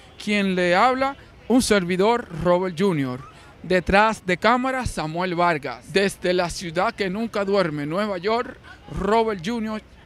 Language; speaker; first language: Spanish; native; Spanish